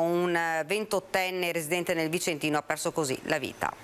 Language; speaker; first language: Italian; native; Italian